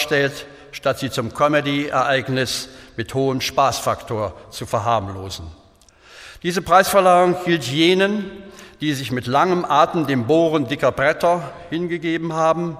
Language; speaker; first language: German; native; German